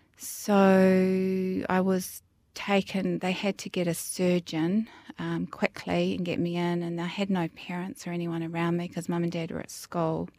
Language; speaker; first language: English; native; English